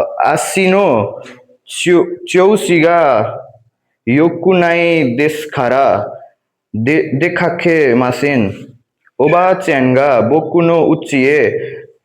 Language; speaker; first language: Japanese; non-native, learner; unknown